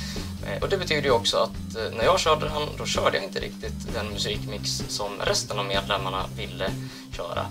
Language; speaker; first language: Swedish; native; Swedish